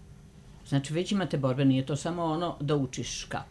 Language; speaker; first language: Croatian; native; Croatian